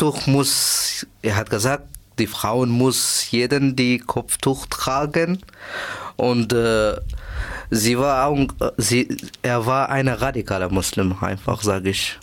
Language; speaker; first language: German; non-native, learner; Persian